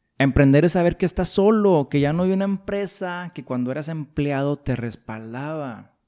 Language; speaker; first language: Spanish; native; Spanish